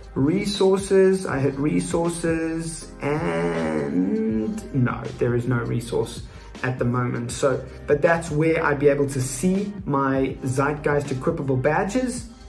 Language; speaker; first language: English; native; English